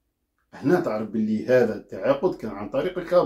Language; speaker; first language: Arabic; native; Arabic